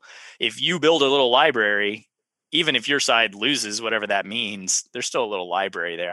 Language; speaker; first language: English; native; English